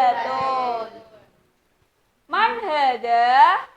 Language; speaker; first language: Arabic; non-native, fluent; Indonesian